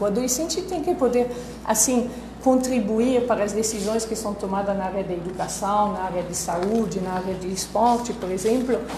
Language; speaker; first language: Portuguese; non-native, fluent; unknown